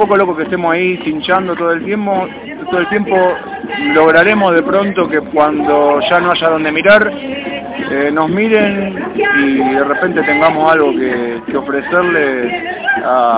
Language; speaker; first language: Spanish; native; Spanish